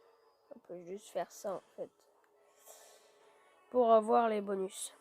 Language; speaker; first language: French; native; French